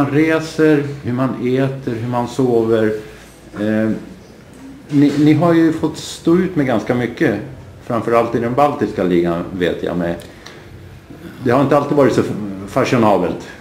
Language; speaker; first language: Swedish; native; Swedish